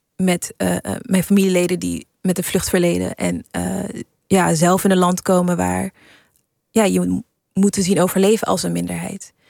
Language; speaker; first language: Dutch; early bilingual, other home language; English